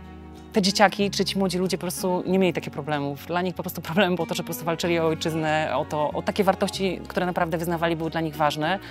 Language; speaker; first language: Polish; native; Polish